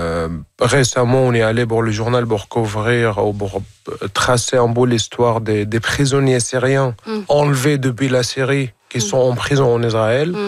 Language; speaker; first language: French; non-native, fluent; Arabic